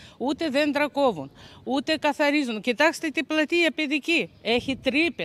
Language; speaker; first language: Greek; native; Greek